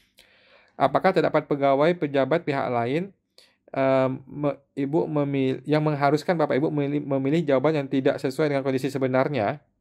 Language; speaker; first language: Indonesian; native; Indonesian